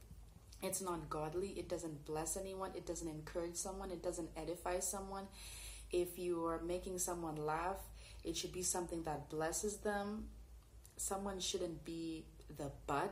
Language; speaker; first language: English; native; English